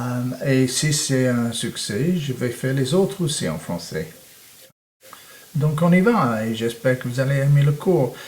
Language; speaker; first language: French; non-native, fluent; English